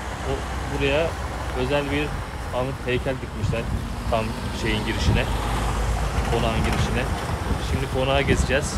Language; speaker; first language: Turkish; native; Turkish